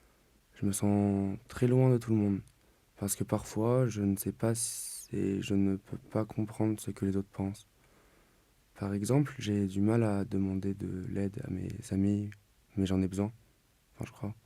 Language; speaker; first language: French; non-native, fluent; Chinese